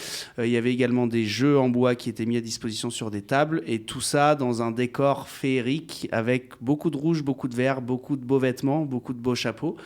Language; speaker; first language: French; native; French